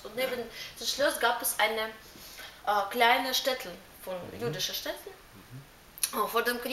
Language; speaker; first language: German; non-native, learner; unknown